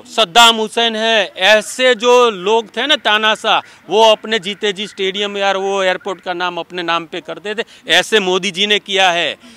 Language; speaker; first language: Hindi; non-native, local second language; Gujarati